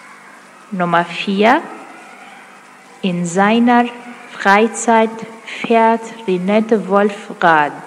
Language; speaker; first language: German; non-native, fluent; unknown